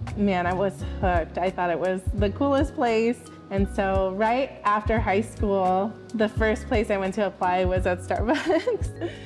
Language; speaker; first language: English; native; English